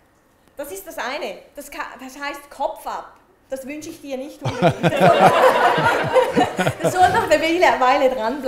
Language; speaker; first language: German; native; German